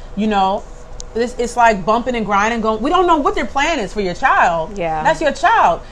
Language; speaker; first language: English; native; English